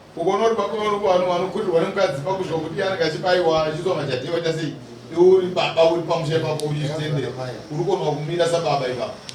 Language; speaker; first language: Shona; native; Shona